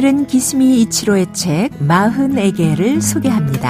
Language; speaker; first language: Korean; native; Korean